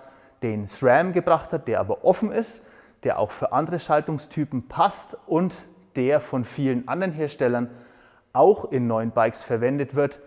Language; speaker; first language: German; native; German